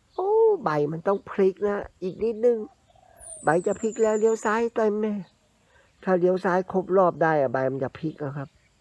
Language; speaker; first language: Thai; native; Thai